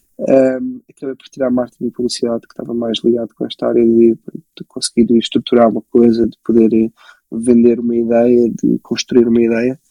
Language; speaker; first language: Portuguese; early bilingual, other home language; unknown